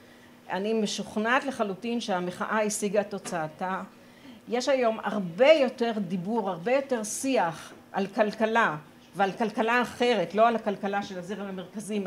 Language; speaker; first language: Hebrew; native; Hebrew